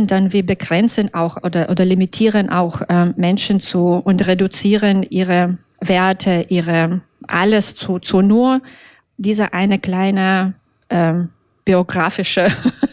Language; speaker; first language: German; non-native, fluent; Russian